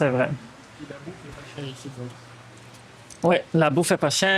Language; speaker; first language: French; non-native, fluent; Portuguese